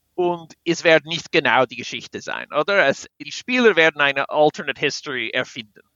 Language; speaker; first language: German; non-native, fluent; English